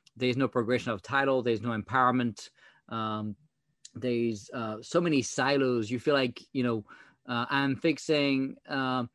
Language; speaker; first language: English; non-native, fluent; French